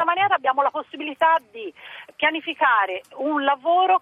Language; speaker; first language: Italian; native; Italian